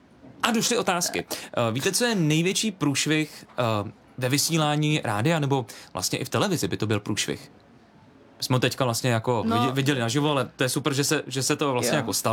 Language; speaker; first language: Czech; native; Czech